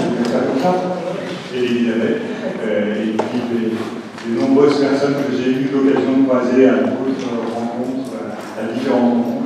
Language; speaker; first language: French; native; French